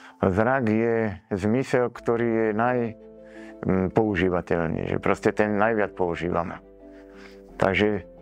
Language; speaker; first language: Slovak; native; Slovak